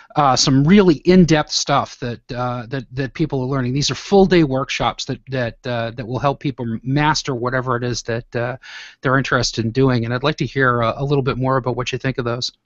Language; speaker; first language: English; native; English